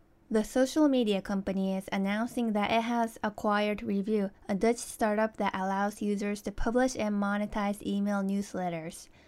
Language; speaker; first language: English; early bilingual, other home language; Japanese